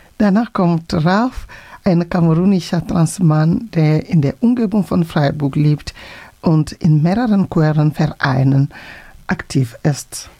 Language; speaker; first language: German; non-native, fluent; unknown